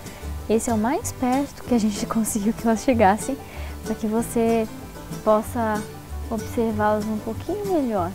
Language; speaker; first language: Portuguese; native; Portuguese